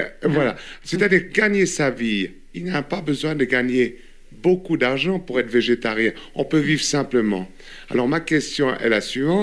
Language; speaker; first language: French; native; French